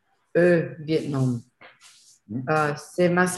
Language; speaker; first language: French; non-native, learner; Spanish